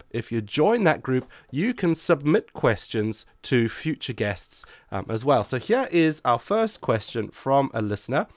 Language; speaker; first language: English; native; English